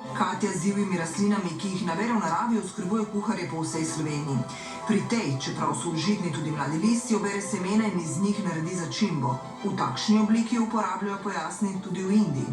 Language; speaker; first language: Slovenian; native; Slovenian